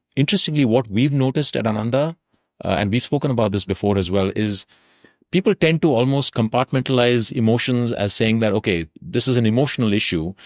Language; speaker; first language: English; non-native, local second language; Tamil